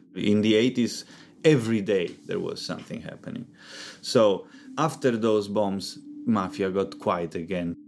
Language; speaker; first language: English; non-native, fluent; Italian